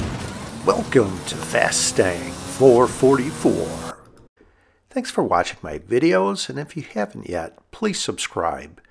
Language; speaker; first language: English; native; English